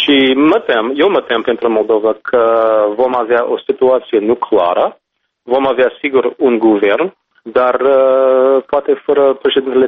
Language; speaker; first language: Romanian; non-native, fluent; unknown